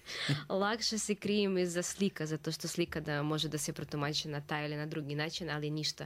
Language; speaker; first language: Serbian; non-native, fluent; Russian